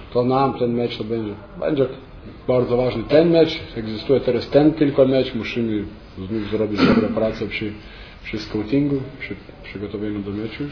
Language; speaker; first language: Polish; non-native, fluent; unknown